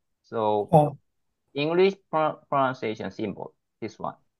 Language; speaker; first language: English; non-native, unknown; Korean